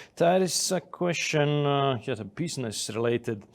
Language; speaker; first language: English; non-native, fluent; Latvian